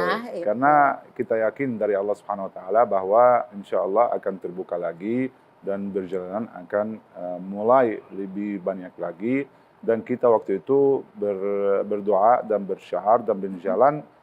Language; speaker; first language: Indonesian; non-native, learner; Arabic